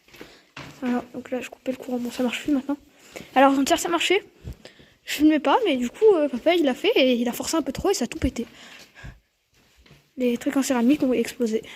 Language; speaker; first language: French; native; French